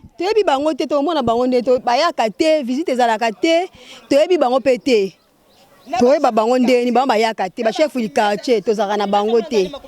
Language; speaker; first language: Lingala; native; Lingala